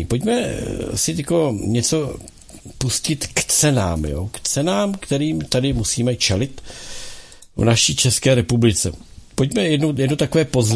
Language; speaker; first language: Czech; native; Czech